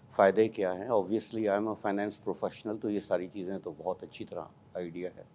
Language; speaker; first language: Urdu; native; Urdu